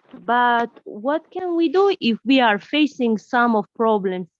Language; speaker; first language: English; non-native, learner; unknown